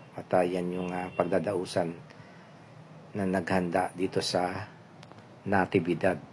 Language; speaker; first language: Filipino; non-native, local second language; Pampanga